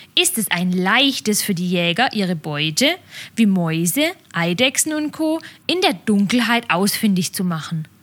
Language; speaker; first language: German; native; German